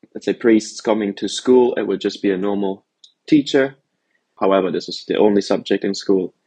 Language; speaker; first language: English; early bilingual, other home language; Italian